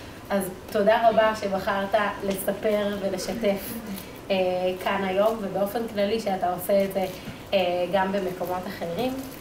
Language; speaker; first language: Hebrew; native; Hebrew